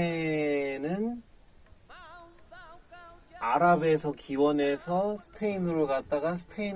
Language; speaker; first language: Korean; native; Korean